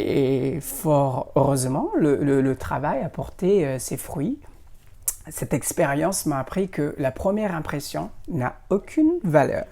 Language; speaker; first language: French; non-native, fluent; Indonesian